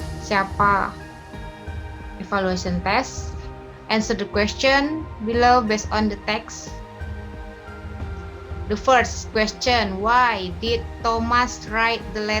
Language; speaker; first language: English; non-native, learner; Indonesian